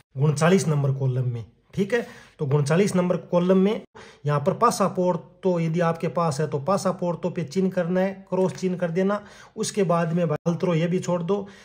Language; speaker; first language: Hindi; native; Hindi